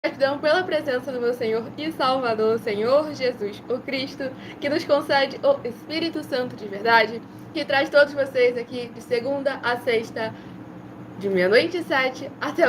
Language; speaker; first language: Portuguese; native; Portuguese